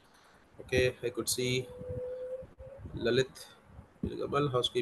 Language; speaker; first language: English; non-native, local second language; Telugu